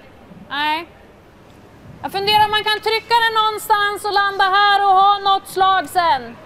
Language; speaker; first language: Swedish; native; Swedish